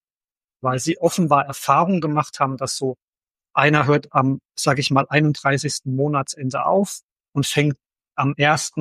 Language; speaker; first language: German; native; German